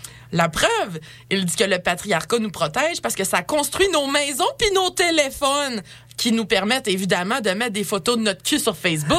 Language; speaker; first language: French; native; French